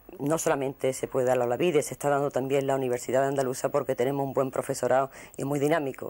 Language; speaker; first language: Spanish; native; Spanish